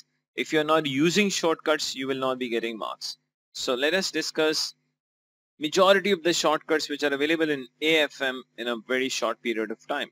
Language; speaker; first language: English; non-native, local second language; Urdu